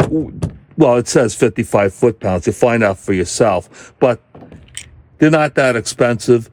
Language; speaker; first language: English; native; English